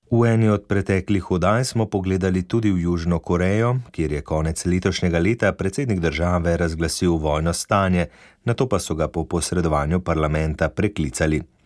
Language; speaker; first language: Slovenian; native; Slovenian